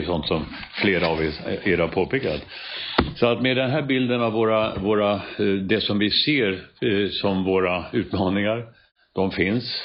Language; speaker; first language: Swedish; native; Swedish